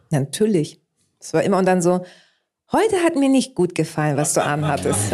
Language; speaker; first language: German; early bilingual, other home language; Greek